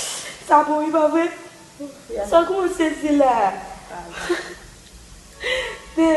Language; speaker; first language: French; non-native, learner; Haitian Creole